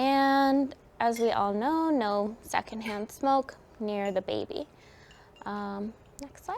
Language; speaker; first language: English; native; English